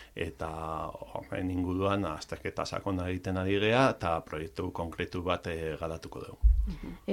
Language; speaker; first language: Basque; non-native, local second language; Spanish